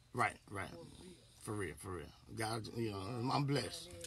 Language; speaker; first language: English; native; English